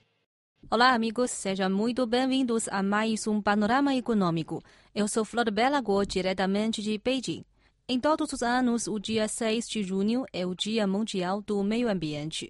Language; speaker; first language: Portuguese; non-native, fluent; Chinese